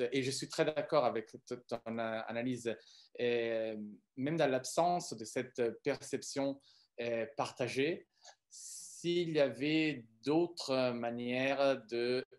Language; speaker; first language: French; non-native, fluent; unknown